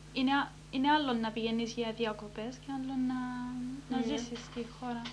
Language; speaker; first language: Greek; early bilingual, heritage; Greek